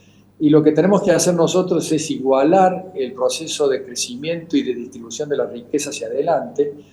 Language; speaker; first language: Spanish; native; Spanish